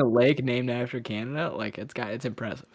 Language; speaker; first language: English; native; English